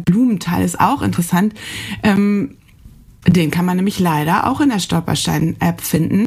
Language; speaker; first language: German; native; German